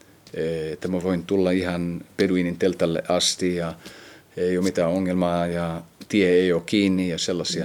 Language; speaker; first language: Finnish; early bilingual, heritage; Finnish